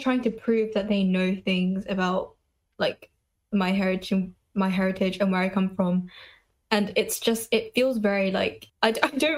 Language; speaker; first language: English; native; English